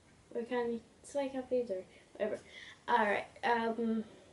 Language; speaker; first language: German; non-native, learner; English